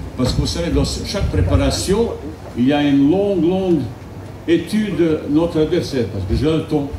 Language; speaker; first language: French; non-native, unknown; Bosnian